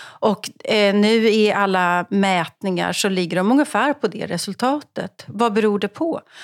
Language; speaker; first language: Swedish; native; Swedish